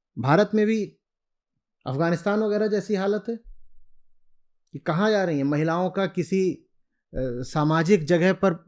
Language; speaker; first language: Hindi; native; Hindi